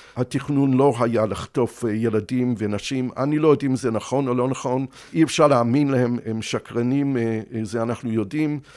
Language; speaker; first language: Hebrew; non-native, fluent; English